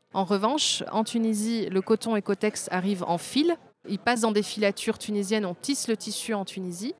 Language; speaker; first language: French; native; French